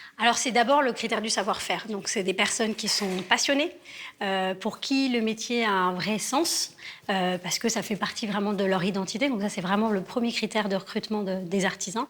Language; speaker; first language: French; native; French